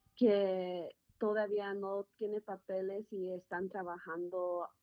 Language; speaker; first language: Spanish; early bilingual, other home language; English